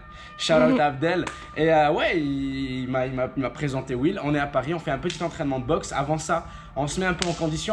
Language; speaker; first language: French; native; French